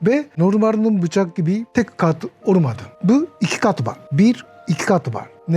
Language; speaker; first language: Turkish; non-native, learner; Japanese